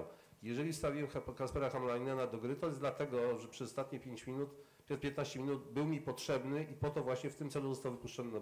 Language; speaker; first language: Polish; native; Polish